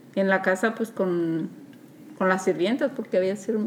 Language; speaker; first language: Spanish; native; Spanish